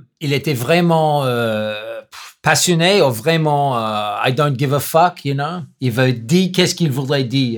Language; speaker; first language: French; non-native, learner; English